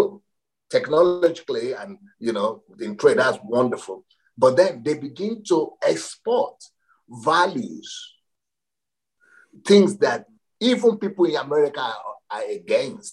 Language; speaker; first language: English; non-native, local second language; Yoruba